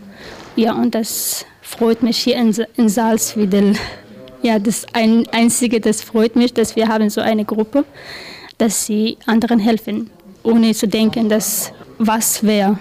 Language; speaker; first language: German; non-native, learner; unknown